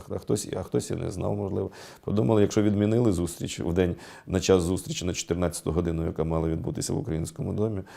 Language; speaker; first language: Ukrainian; native; Ukrainian